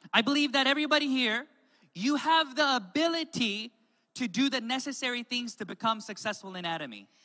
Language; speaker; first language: English; native; English